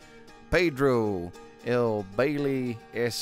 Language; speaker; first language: Spanish; non-native, learner; English